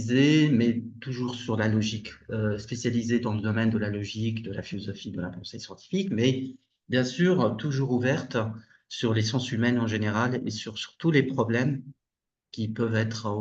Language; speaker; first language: French; non-native, local second language; Arabic